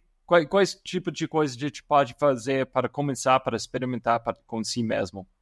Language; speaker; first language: Portuguese; non-native, fluent; English